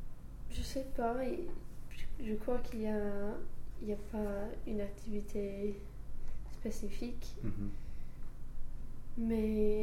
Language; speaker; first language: French; non-native, fluent; English